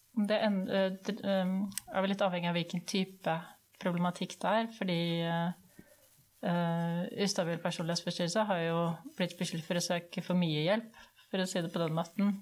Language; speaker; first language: Norwegian; native; Norwegian